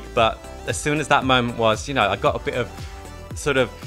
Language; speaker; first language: English; non-native, fluent; Swedish